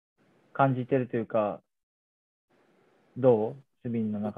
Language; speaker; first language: Japanese; native; Japanese